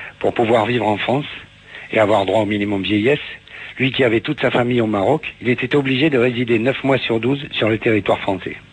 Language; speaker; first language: French; native; French